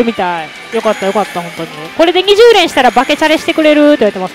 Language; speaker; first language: Japanese; native; Japanese